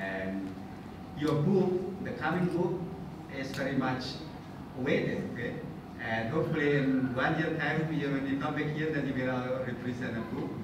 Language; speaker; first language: English; non-native, fluent; Indonesian